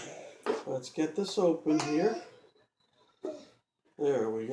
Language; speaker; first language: English; native; English